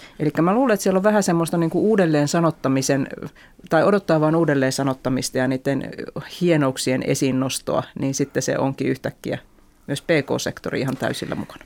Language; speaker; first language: Finnish; native; Finnish